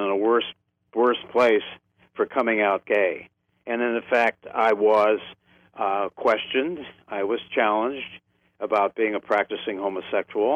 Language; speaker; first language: English; native; English